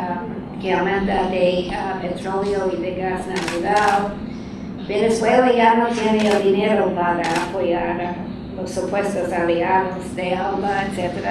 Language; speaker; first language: Spanish; non-native, fluent; English